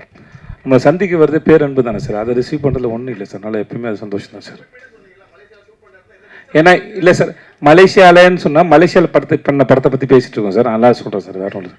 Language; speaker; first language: Tamil; native; Tamil